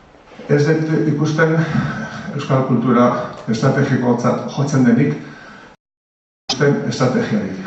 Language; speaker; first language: Basque; native; Basque